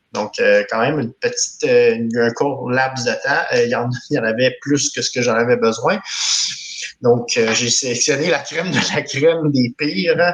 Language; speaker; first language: French; native; French